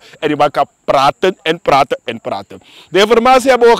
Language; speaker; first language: Dutch; native; Dutch